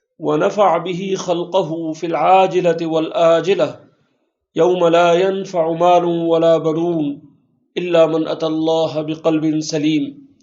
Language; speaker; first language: Arabic; non-native, fluent; Urdu